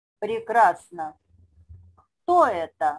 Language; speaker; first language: Russian; non-native, fluent; Spanish